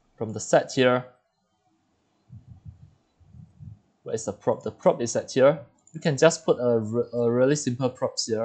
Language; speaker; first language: English; non-native, fluent; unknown